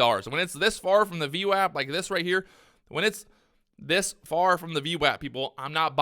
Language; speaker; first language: English; native; English